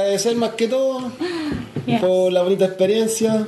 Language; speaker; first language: Spanish; native; Spanish